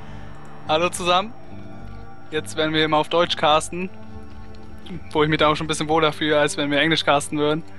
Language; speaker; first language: German; native; German